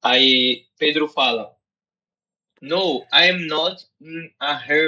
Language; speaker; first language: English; non-native, learner; Portuguese